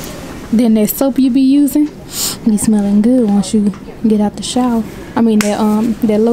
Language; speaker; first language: English; native; English